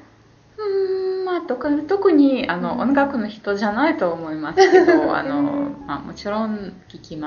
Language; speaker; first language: Japanese; non-native, fluent; Ukrainian